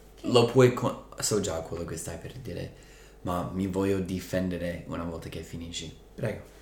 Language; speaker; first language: Italian; non-native, fluent; English